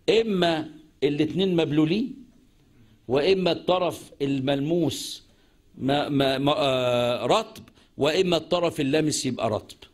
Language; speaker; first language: Arabic; native; Arabic